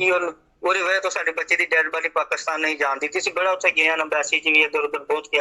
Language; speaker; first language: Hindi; non-native, local second language; Punjabi